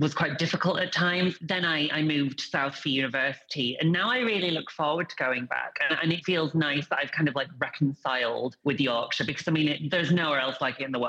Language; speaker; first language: English; native; English